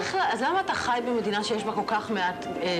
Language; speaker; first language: Hebrew; native; Hebrew